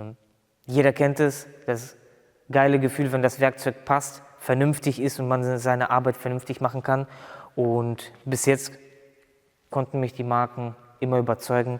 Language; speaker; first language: German; native; German